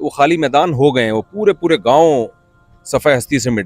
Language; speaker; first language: Urdu; native; Urdu